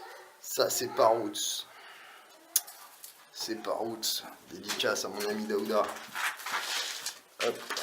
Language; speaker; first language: French; native; French